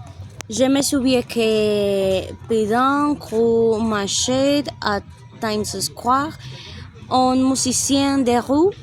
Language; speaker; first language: French; non-native, learner; Spanish